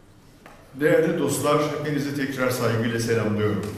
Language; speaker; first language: Turkish; native; Turkish